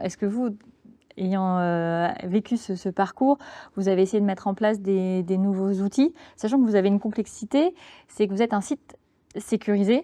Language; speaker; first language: French; native; French